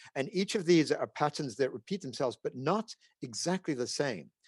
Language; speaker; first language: English; native; English